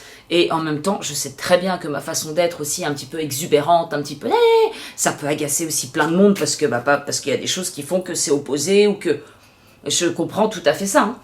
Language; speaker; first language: French; native; French